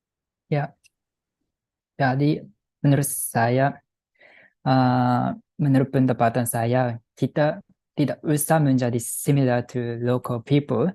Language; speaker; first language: Indonesian; non-native, fluent; Japanese